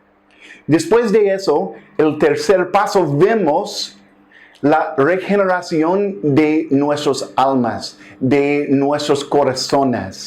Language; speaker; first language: Spanish; non-native, fluent; English